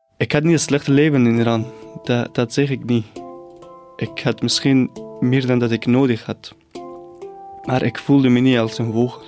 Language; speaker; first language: Dutch; non-native, fluent; Persian